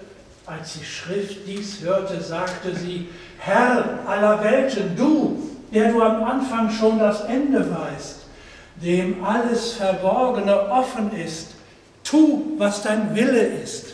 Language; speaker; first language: German; native; German